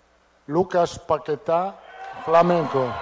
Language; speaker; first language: Portuguese; non-native, fluent; Italian